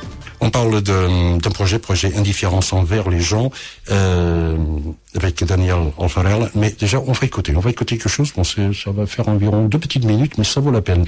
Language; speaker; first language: French; early bilingual, other home language; Portuguese